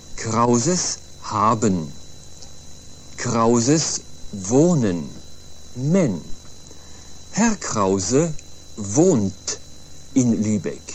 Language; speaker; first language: German; non-native, fluent; Swedish